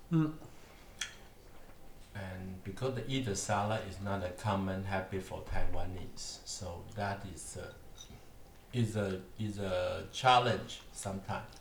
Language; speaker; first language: English; non-native, learner; Chinese